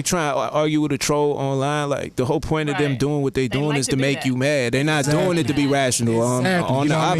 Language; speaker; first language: English; native; English